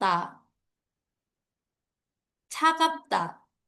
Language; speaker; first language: Korean; non-native, learner; Filipino